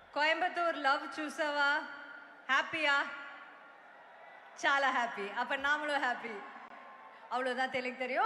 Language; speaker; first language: Tamil; native; Tamil